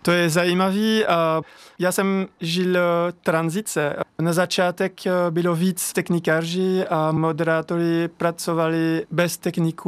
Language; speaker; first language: Czech; non-native, fluent; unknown